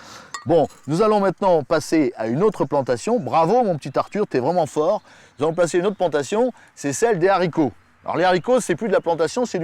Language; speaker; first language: French; native; French